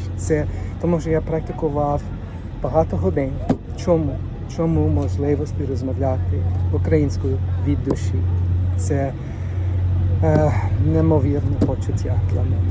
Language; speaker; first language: Ukrainian; non-native, learner; English